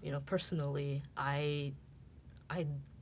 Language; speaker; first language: English; non-native, local second language; Chinese